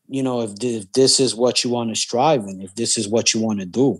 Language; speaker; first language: English; native; English